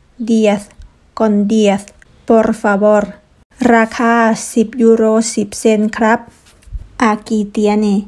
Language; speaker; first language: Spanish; non-native, fluent; Thai